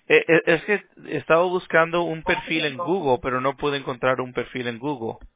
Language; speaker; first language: Spanish; early bilingual, heritage; Spanish